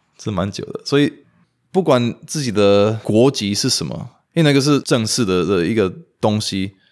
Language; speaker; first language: Chinese; non-native, fluent; Romanian